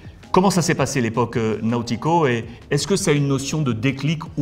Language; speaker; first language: French; native; French